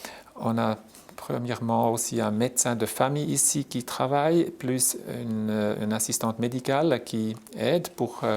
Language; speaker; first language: French; non-native, local second language; German